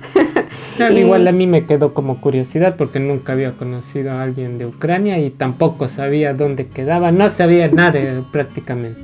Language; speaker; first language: Spanish; native; Spanish